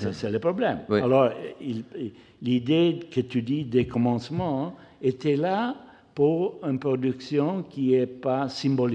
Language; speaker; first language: French; non-native, fluent; Italian